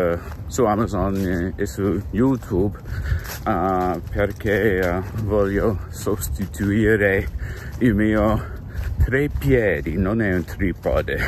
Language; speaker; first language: Italian; non-native, learner; English